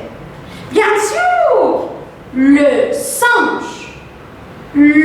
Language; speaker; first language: French; non-native, fluent; Spanish